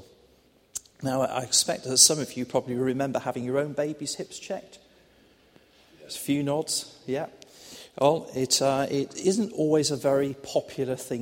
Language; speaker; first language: English; native; English